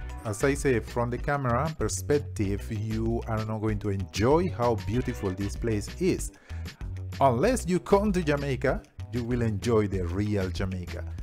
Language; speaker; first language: English; non-native, fluent; Spanish